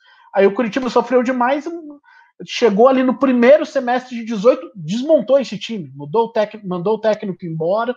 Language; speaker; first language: Portuguese; native; Portuguese